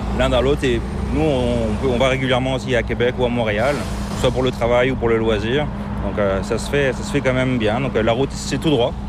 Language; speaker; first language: French; native; French